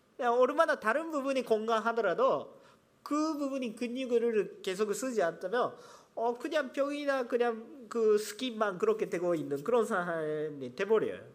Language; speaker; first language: Korean; non-native, fluent; Japanese